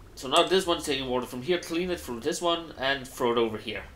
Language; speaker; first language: English; non-native, fluent; Danish